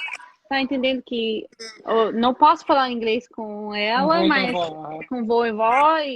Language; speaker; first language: Portuguese; non-native, fluent; English